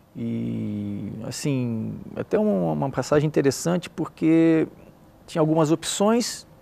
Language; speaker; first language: Portuguese; native; Portuguese